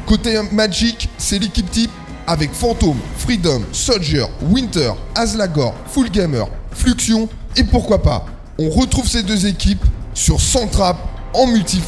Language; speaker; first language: French; native; French